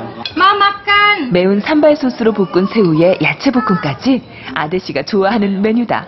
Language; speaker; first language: Korean; native; Korean